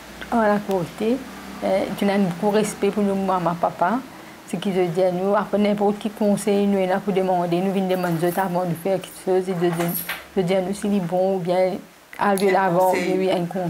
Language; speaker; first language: French; non-native, learner; Morisyen